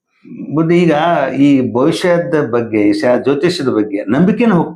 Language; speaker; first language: Kannada; native; Kannada